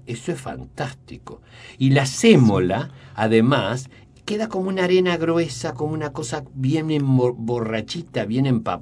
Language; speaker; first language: Spanish; native; Spanish